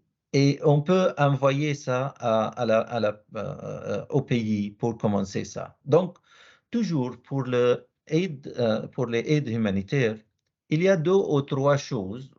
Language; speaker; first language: French; non-native, learner; Arabic